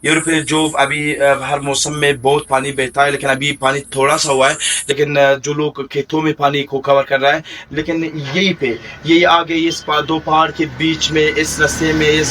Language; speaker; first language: Hindi; non-native, fluent; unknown